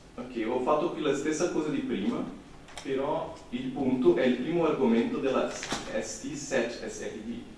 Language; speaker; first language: Italian; non-native, fluent; Portuguese